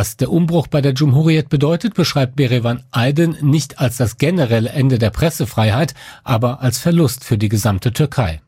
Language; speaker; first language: German; native; German